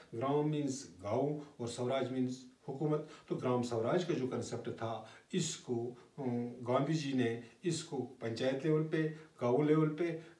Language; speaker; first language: Urdu; non-native, local second language; Kashmiri